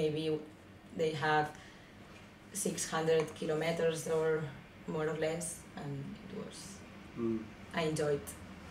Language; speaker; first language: English; non-native, learner; Spanish